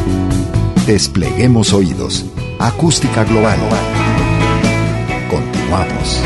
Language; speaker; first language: Spanish; native; Spanish